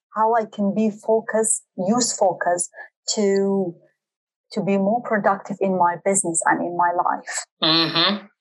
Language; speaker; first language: English; non-native, fluent; Kurdish